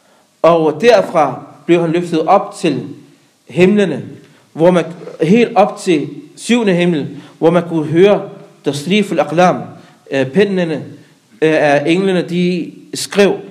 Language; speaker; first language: Danish; early bilingual, other home language; Arabic